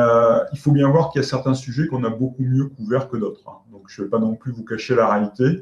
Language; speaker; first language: French; native; French